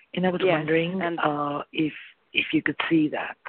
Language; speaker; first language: English; non-native, fluent; Spanish